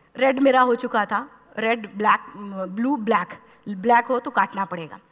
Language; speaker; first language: Hindi; native; Hindi